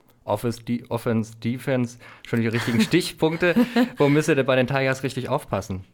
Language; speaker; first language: German; native; German